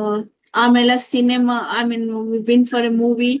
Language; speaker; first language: Kannada; non-native, learner; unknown